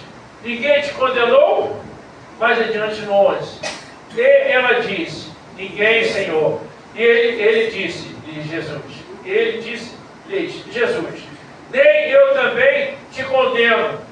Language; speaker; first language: Portuguese; native; Portuguese